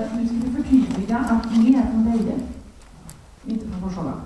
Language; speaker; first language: Swedish; native; Swedish